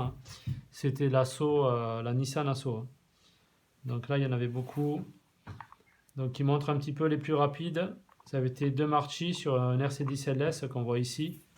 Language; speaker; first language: French; native; French